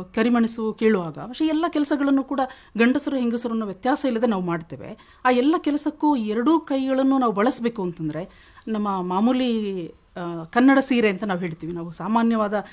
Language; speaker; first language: Kannada; non-native, local second language; Kodava